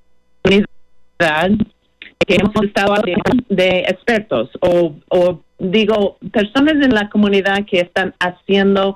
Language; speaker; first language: Spanish; non-native, fluent; English